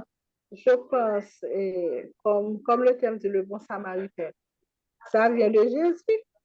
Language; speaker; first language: French; non-native, local second language; Haitian Creole